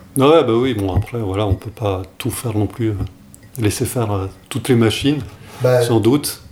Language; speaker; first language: French; native; French